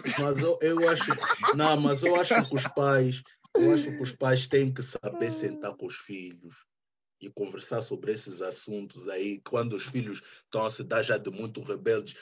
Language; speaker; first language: Portuguese; early bilingual, heritage; Portuguese